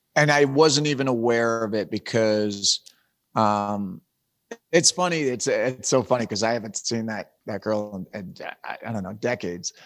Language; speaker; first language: English; native; English